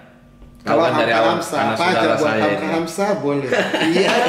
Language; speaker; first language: Indonesian; non-native, fluent; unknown